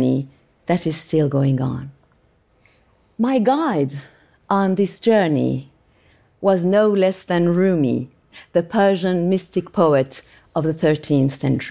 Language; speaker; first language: English; non-native, fluent; Persian